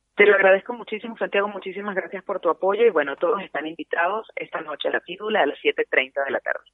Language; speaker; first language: Spanish; native; Spanish